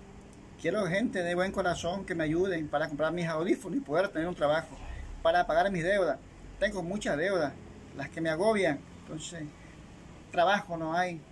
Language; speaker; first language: Spanish; native; Spanish